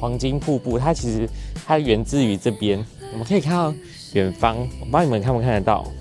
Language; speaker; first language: Chinese; native; Chinese